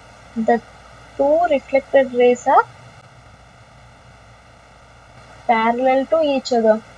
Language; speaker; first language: English; non-native, local second language; Telugu